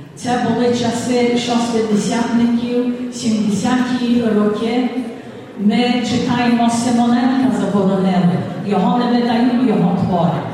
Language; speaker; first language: Ukrainian; early bilingual, heritage; Ukrainian